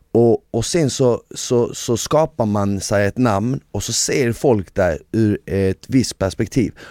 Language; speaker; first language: Swedish; early bilingual, other home language; Bosnian